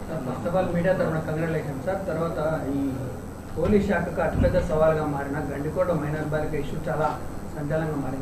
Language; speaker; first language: Telugu; native; Telugu